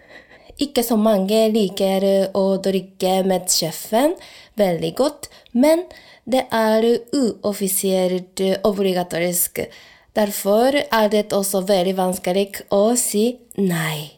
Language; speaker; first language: Norwegian; non-native, learner; Japanese